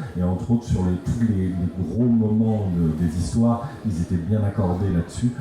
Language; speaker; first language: French; native; French